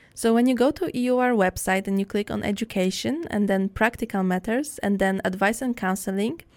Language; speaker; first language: English; non-native, fluent; Polish